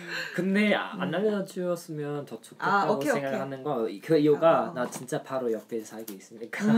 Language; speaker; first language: Korean; non-native, learner; German